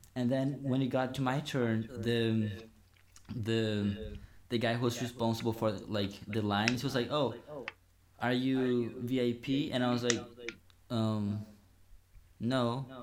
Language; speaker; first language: English; non-native, fluent; Portuguese